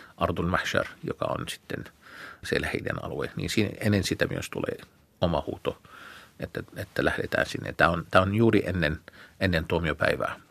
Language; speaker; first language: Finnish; non-native, fluent; Arabic